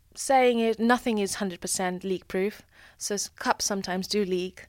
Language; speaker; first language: English; non-native, local second language; Nepali